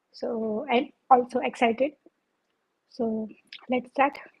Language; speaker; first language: English; non-native, local second language; Gujarati